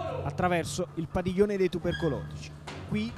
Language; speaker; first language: Italian; native; Italian